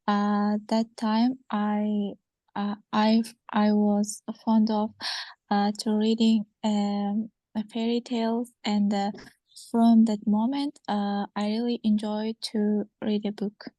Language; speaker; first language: English; non-native, learner; Kazakh